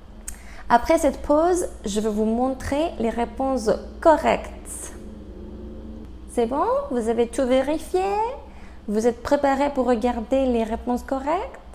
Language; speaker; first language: French; non-native, fluent; Spanish